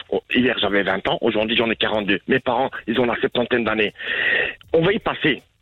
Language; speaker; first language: French; native; French